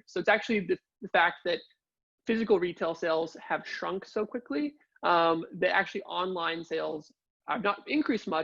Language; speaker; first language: English; native; English